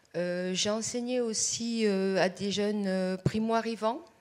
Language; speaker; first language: French; native; French